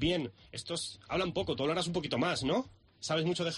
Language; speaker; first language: Spanish; native; Spanish